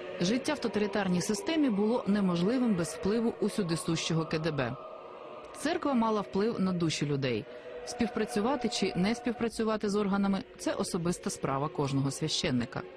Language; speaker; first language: Ukrainian; native; Ukrainian